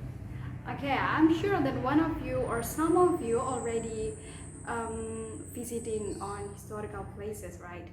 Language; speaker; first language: English; non-native, fluent; Indonesian